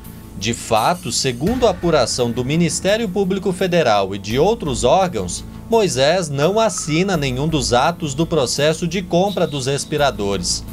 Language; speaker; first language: Portuguese; native; Portuguese